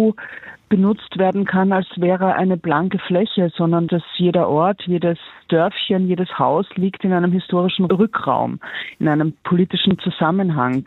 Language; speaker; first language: German; native; German